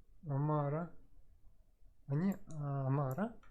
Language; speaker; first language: Korean; non-native, learner; Russian